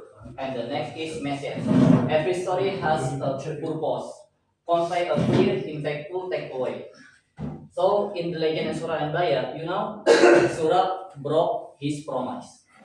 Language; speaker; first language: English; non-native, learner; Indonesian